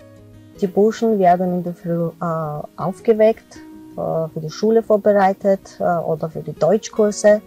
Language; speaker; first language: German; non-native, fluent; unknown